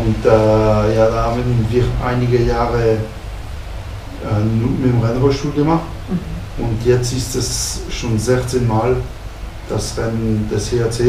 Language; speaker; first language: German; non-native, fluent; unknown